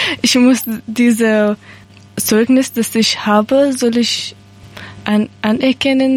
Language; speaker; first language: German; non-native, learner; Persian